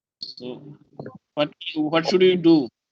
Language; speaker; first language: English; non-native, learner; Bangla